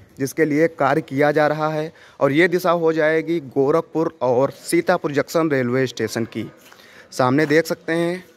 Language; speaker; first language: Hindi; native; Hindi